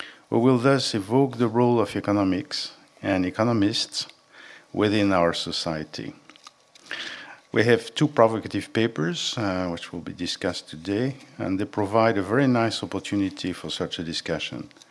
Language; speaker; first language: English; non-native, fluent; French